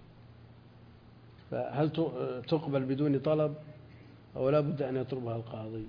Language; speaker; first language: Arabic; native; Arabic